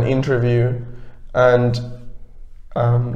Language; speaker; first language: English; non-native, fluent; Spanish